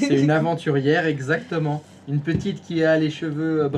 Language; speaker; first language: French; native; French